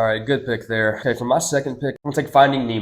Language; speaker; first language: English; native; English